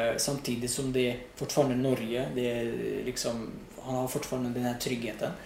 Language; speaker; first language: Swedish; non-native, fluent; Riffian